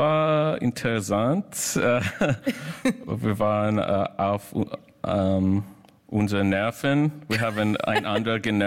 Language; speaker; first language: German; non-native, learner; English